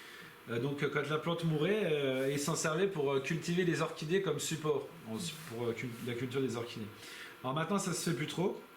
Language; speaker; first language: French; native; French